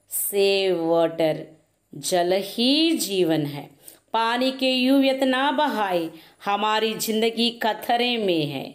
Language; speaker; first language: Hindi; non-native, local second language; Telugu